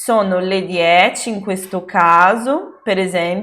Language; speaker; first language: Italian; non-native, fluent; Portuguese